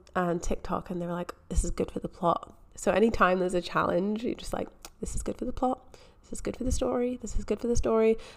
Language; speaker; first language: English; native; English